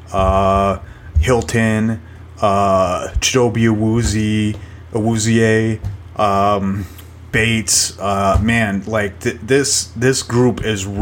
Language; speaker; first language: English; native; English